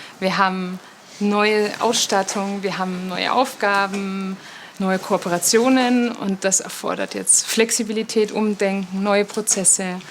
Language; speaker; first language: German; native; German